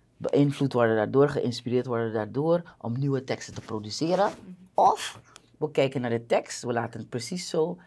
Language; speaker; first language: Dutch; native; Dutch